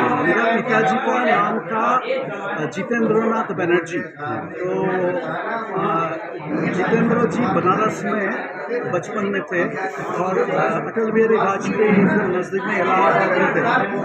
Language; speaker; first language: Hindi; non-native, local second language; Bangla